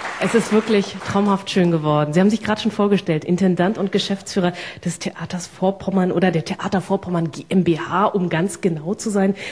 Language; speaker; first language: German; native; German